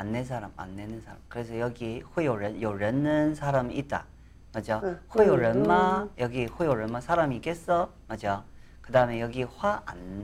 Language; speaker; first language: Korean; non-native, fluent; Chinese